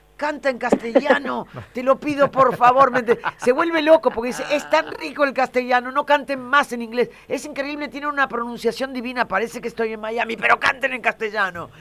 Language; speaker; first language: Spanish; native; Spanish